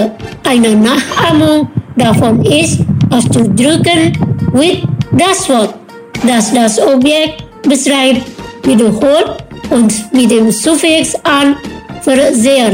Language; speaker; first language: German; non-native, fluent; Indonesian